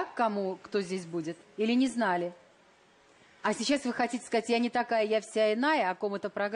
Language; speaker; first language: Russian; native; Russian